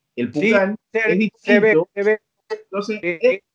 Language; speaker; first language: Spanish; native; Spanish